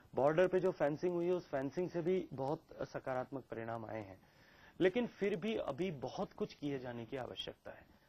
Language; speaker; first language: Hindi; native; Hindi